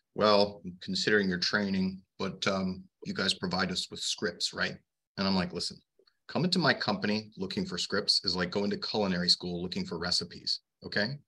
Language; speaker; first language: English; native; English